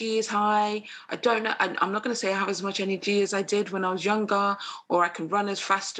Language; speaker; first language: English; native; English